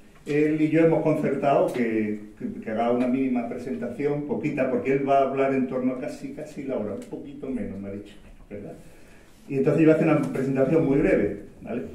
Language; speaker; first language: Spanish; native; Spanish